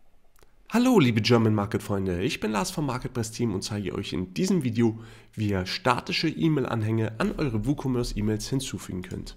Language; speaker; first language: German; native; German